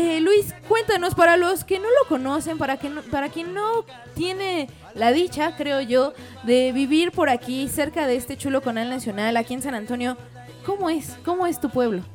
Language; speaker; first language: Spanish; native; Spanish